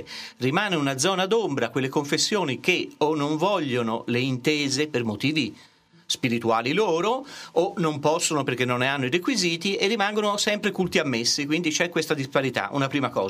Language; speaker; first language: Italian; native; Italian